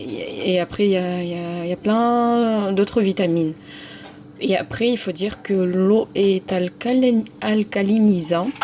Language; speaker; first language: French; non-native, fluent; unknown